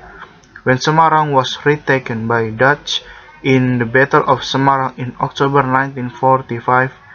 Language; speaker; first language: English; non-native, learner; Indonesian